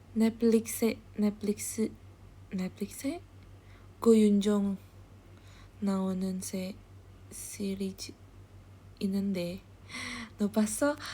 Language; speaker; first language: Korean; non-native, learner; Indonesian